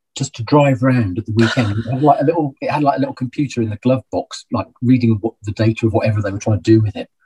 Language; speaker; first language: English; native; English